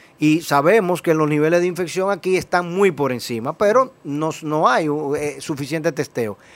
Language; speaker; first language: Spanish; native; Spanish